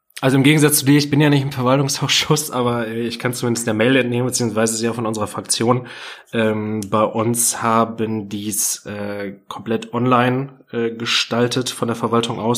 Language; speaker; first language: German; native; German